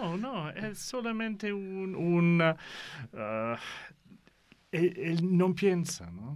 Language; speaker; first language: Spanish; non-native, learner; English